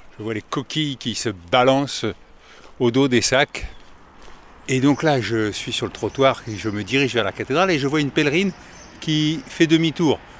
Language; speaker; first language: French; native; French